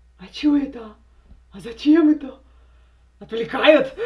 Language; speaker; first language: Russian; native; Russian